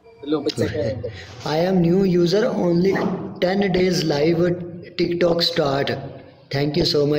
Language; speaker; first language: English; non-native, learner; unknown